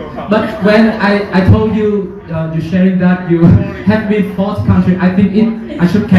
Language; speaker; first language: English; non-native, fluent; Vietnamese